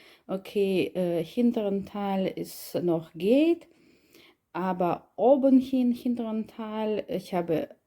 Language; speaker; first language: German; non-native, learner; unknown